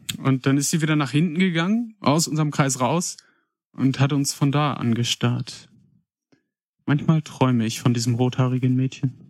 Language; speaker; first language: German; native; German